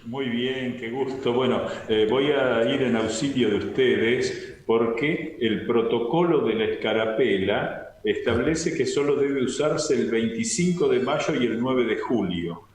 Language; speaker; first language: Spanish; native; Spanish